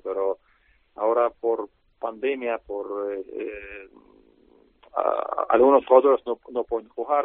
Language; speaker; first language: Spanish; non-native, learner; Russian